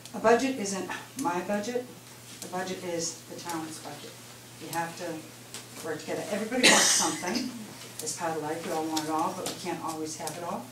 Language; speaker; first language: English; native; English